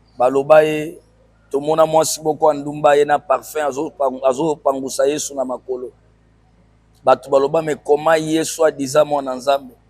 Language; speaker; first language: Lingala; non-native, local second language; Swahili